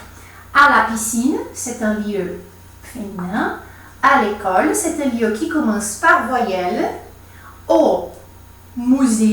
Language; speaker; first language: French; non-native, fluent; Portuguese